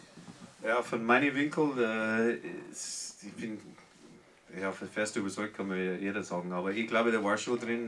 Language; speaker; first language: German; non-native, fluent; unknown